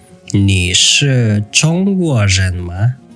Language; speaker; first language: Chinese; non-native, learner; English